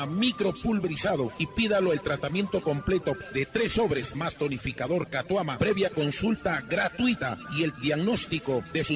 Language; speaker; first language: Spanish; native; Spanish